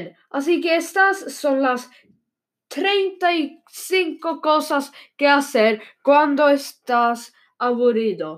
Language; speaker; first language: Spanish; non-native, learner; Swedish